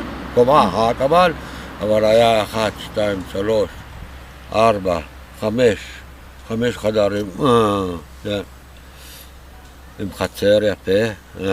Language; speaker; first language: Hebrew; non-native, fluent; Romanian